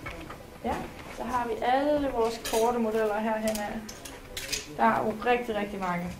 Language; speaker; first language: Danish; native; Danish